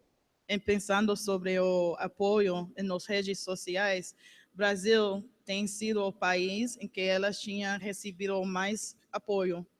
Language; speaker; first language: Portuguese; non-native, learner; English